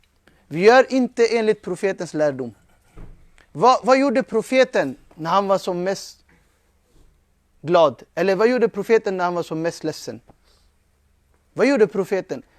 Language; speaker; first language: Swedish; non-native, fluent; Urdu